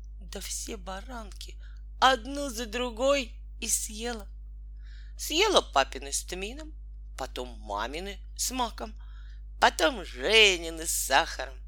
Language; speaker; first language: Russian; native; Russian